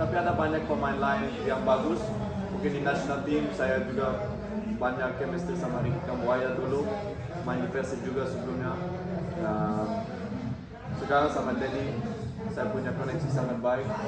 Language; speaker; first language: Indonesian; non-native, fluent; Dutch